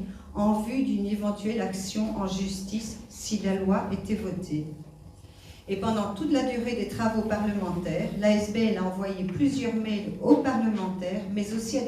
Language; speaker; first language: French; native; French